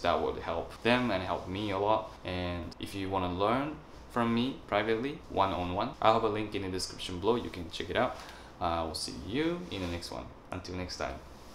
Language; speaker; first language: English; non-native, fluent; Japanese